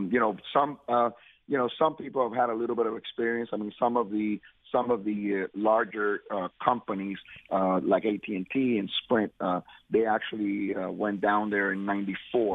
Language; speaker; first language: English; native; English